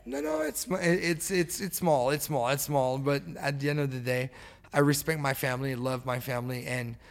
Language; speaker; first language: English; early bilingual, other home language; French